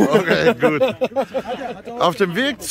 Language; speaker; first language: German; non-native, fluent; Korean